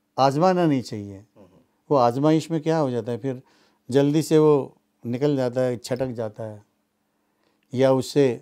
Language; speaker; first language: Hindi; non-native, local second language; Marathi